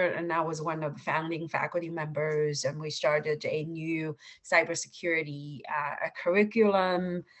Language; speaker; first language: English; non-native, fluent; Chinese